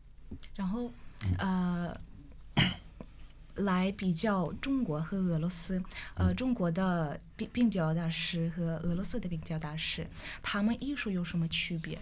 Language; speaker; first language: Chinese; non-native, fluent; Russian